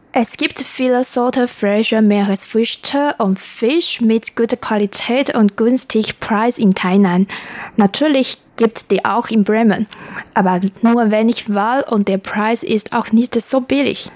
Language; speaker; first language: German; non-native, learner; Chinese